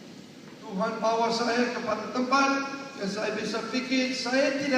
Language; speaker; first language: Indonesian; non-native, learner; English